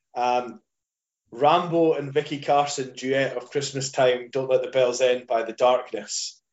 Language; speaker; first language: English; native; English